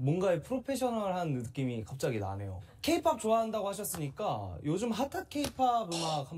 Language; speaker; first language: Korean; native; Korean